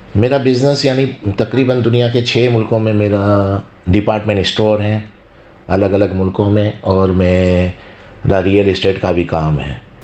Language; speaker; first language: Urdu; non-native, local second language; Sindhi